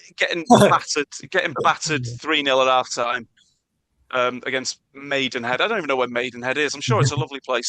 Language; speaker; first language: English; non-native, local second language; Welsh